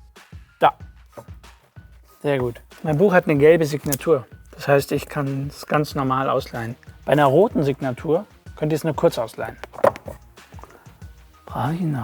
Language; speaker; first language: German; native; German